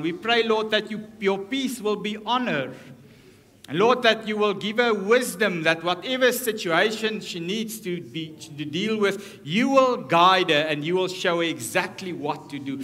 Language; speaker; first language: English; non-native, local second language; Afrikaans